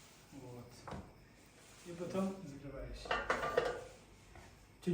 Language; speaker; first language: Russian; non-native, learner; Somali